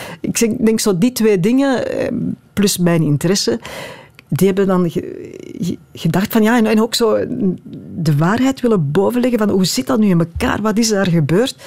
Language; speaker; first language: Dutch; native; Dutch